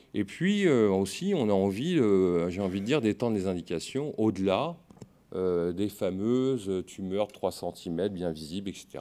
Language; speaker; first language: French; native; French